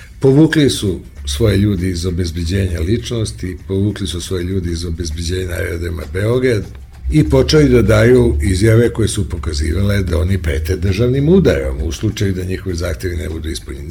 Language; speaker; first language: Serbian; native; Serbian